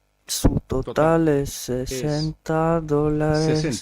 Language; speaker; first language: Spanish; non-native, learner; English